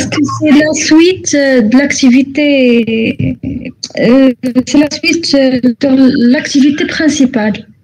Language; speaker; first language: French; non-native, local second language; Arabic